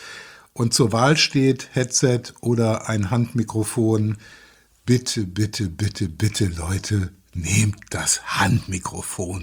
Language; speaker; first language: German; native; German